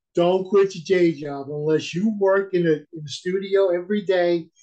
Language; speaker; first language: English; native; English